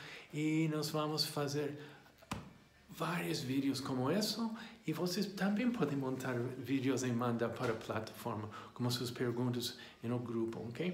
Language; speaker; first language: Portuguese; non-native, fluent; English